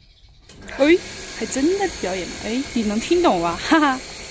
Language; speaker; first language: Chinese; native; Chinese